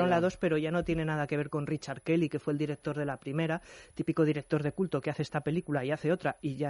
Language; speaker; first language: Spanish; native; Spanish